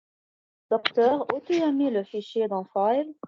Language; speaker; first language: French; non-native, learner; Arabic